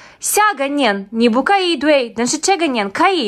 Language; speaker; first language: Chinese; non-native, learner; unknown